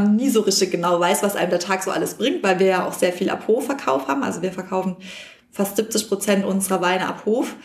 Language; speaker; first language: German; native; German